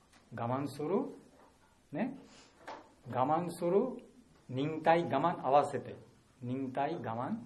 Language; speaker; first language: Japanese; non-native, learner; Bangla